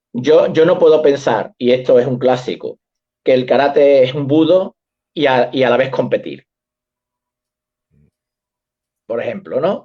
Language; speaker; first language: Spanish; native; Spanish